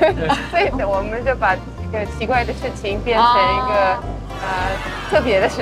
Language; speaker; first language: Chinese; early bilingual, heritage; Chinese